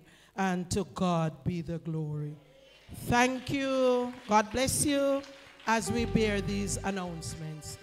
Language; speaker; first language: English; non-native, local second language; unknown